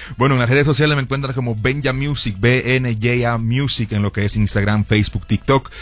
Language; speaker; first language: Spanish; early bilingual, heritage; Spanish